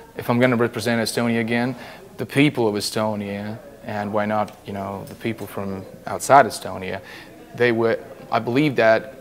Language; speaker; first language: English; non-native, fluent; Estonian